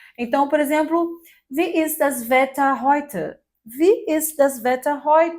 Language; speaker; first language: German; non-native, fluent; Portuguese